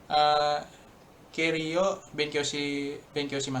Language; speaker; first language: Japanese; non-native, learner; Indonesian